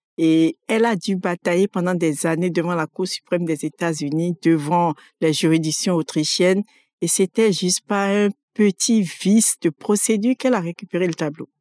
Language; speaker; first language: French; non-native, local second language; Fon